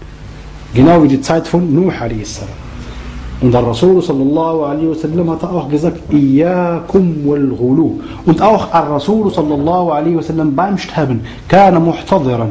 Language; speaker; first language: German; non-native, fluent; Arabic